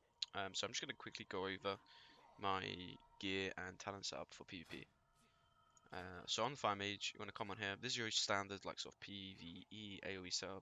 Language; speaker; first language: English; native; English